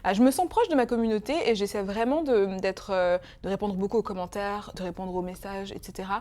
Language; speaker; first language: French; early bilingual, other home language; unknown